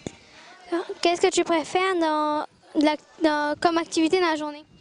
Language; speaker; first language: French; native; French